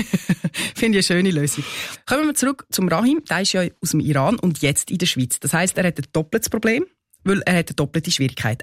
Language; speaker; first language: German; native; German